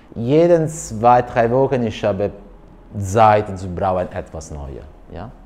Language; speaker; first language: German; non-native, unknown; Italian